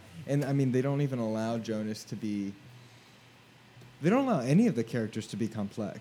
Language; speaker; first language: English; native; English